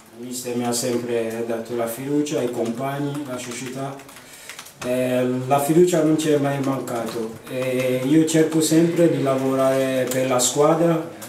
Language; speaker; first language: Italian; non-native, fluent; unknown